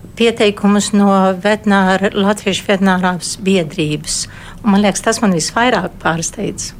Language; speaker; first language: Latvian; early bilingual, heritage; Latvian